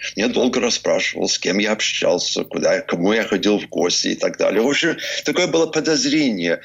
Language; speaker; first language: Russian; early bilingual, heritage; English